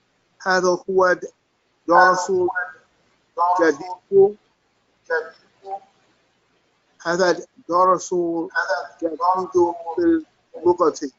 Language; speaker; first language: Arabic; non-native, learner; English